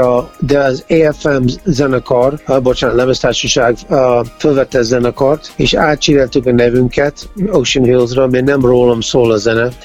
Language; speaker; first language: Hungarian; early bilingual, heritage; Hungarian